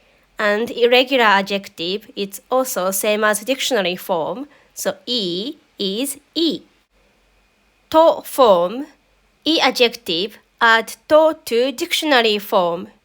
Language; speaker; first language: English; non-native, fluent; Japanese